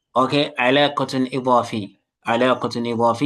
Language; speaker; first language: Arabic; non-native, fluent; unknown